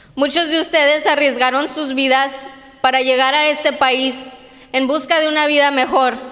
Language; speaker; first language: Spanish; early bilingual, heritage; Spanish